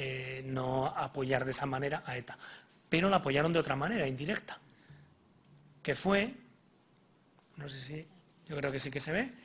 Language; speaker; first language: Spanish; native; Spanish